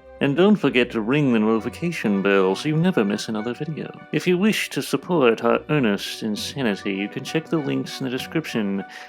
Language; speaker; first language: English; native; English